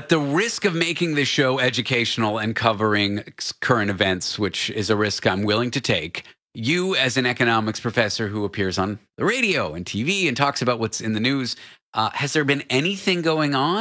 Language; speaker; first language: English; native; English